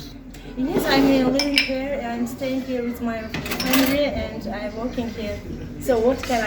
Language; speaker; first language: English; non-native, learner; Azerbaijani